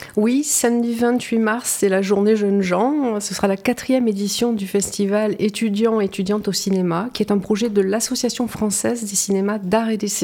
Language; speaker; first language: French; native; French